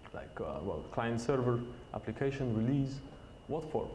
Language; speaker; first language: English; non-native, fluent; Polish